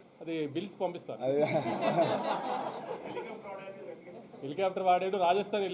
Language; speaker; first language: Telugu; native; Telugu